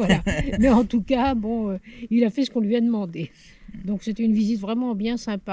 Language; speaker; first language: French; native; French